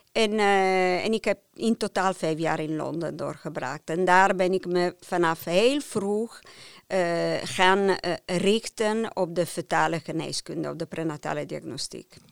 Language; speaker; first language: Dutch; non-native, fluent; Italian